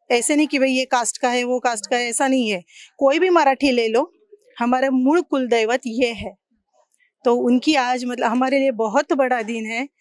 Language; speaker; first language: Hindi; non-native, local second language; Marathi